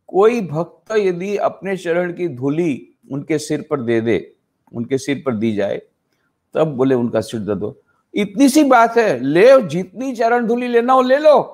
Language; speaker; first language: Hindi; non-native, local second language; Gujarati